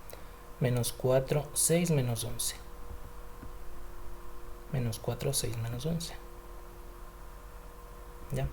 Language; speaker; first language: Spanish; native; Spanish